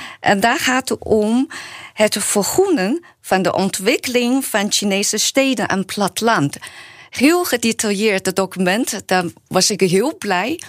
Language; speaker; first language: Dutch; non-native, learner; Chinese